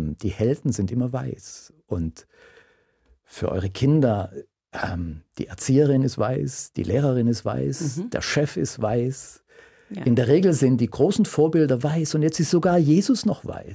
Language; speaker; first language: German; native; German